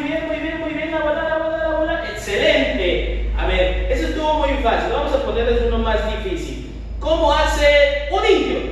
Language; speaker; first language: Spanish; native; Spanish